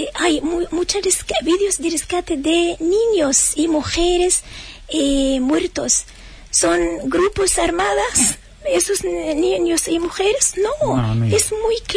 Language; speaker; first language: Spanish; non-native, fluent; Arabic